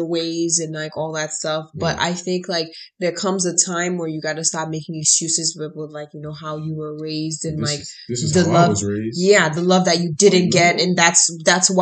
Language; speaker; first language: English; early bilingual, other home language; Haitian Creole